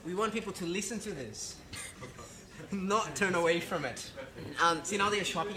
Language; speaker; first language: English; non-native, fluent; Portuguese